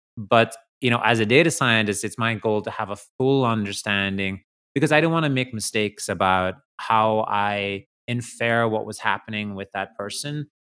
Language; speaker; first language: English; native; English